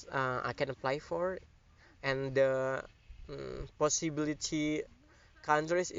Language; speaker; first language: English; non-native, learner; Indonesian